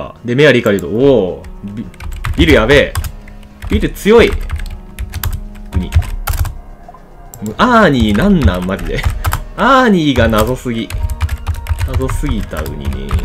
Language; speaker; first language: Japanese; native; Japanese